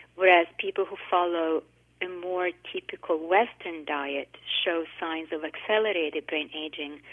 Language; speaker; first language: English; non-native, fluent; Italian